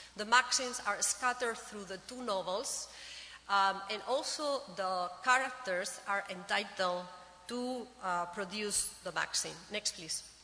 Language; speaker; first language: English; non-native, fluent; Spanish